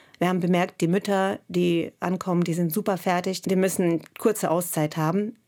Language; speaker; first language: German; non-native, fluent; Russian